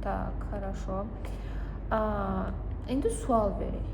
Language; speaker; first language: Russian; non-native, fluent; Azerbaijani